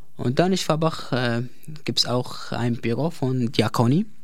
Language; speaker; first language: German; non-native, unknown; Arabic